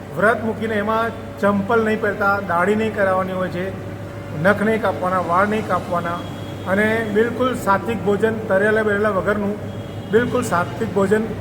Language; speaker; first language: Gujarati; non-native, local second language; Sindhi